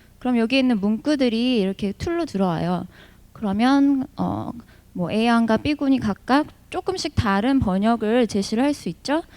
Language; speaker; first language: Korean; early bilingual, heritage; Korean